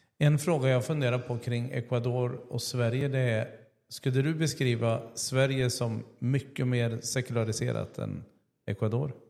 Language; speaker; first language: Swedish; native; Swedish